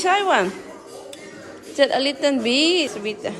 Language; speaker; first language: English; non-native, learner; Thai